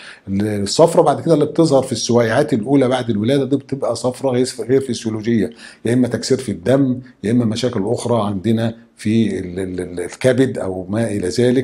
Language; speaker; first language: Arabic; native; Arabic